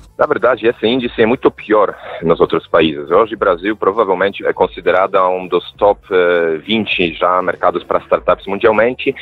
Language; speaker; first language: Portuguese; non-native, fluent; Polish